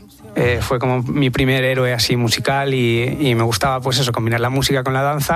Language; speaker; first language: Spanish; early bilingual, other home language; English